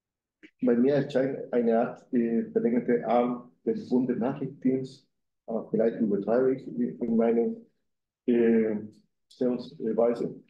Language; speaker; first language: German; non-native, fluent; Spanish